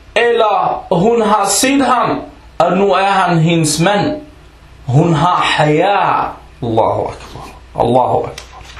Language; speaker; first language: Danish; non-native, fluent; Arabic